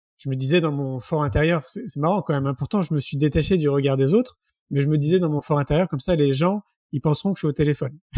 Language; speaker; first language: French; native; French